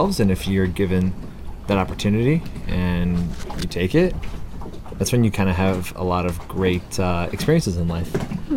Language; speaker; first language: English; native; English